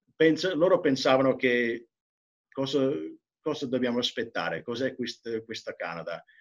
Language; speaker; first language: Italian; early bilingual, heritage; English